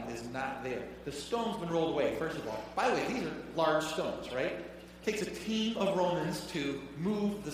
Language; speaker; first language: English; native; English